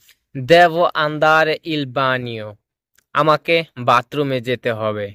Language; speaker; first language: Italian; non-native, learner; Bangla